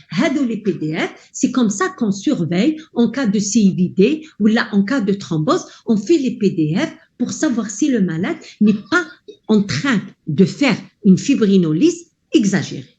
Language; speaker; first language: French; non-native, local second language; Arabic